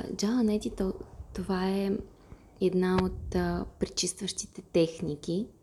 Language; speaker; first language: Bulgarian; non-native, fluent; Russian